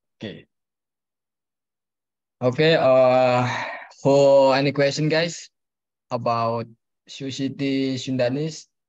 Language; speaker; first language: English; non-native, learner; Indonesian